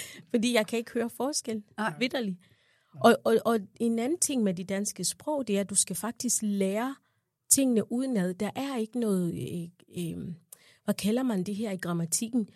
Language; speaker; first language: Danish; non-native, fluent; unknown